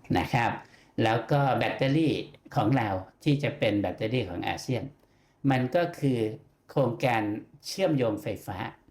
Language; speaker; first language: Thai; native; Thai